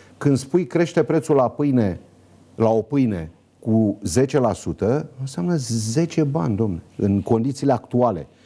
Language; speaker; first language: Romanian; native; Romanian